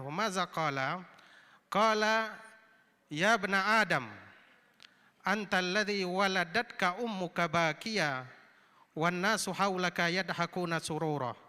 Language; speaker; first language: Arabic; non-native, fluent; Indonesian